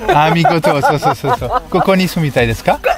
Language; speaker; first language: Japanese; non-native, learner; French